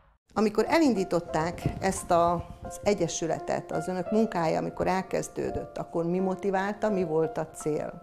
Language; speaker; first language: Hungarian; native; Hungarian